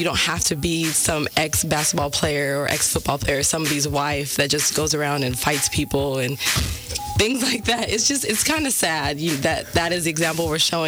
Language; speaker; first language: English; native; English